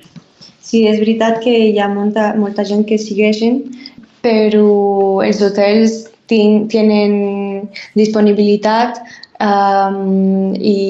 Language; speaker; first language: Catalan; non-native, learner; Spanish